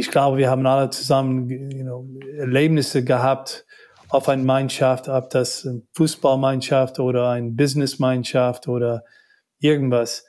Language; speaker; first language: German; non-native, learner; English